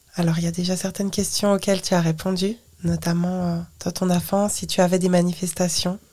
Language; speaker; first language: French; native; French